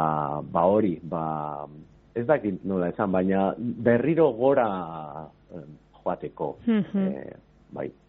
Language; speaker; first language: Basque; non-native, local second language; Spanish